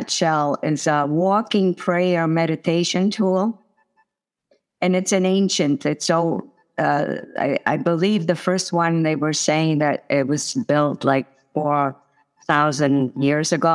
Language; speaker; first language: English; non-native, fluent; Italian